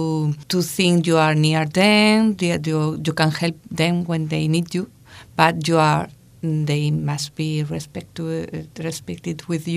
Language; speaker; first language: English; non-native, learner; Spanish